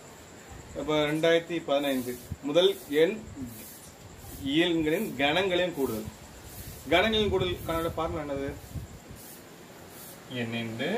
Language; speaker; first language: Tamil; native; Tamil